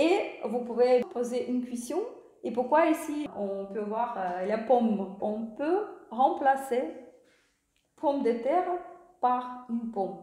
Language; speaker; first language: French; non-native, learner; Russian